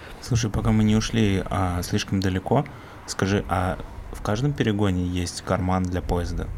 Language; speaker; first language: Russian; native; Russian